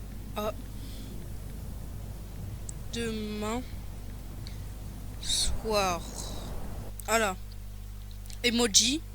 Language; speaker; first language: French; native; French